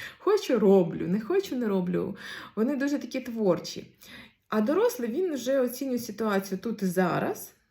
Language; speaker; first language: Ukrainian; non-native, local second language; Russian